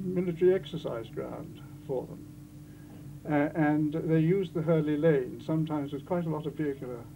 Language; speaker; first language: English; native; English